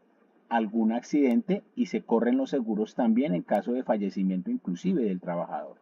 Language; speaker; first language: Spanish; native; Spanish